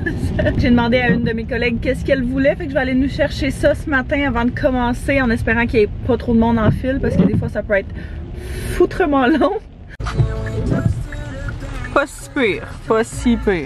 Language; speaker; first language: French; native; French